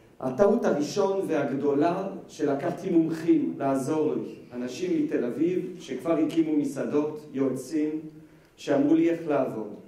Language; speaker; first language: Hebrew; non-native, fluent; French